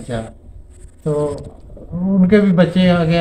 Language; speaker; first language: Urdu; non-native, local second language; Punjabi